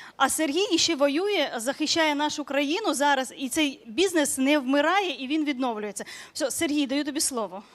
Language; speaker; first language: Ukrainian; native; Ukrainian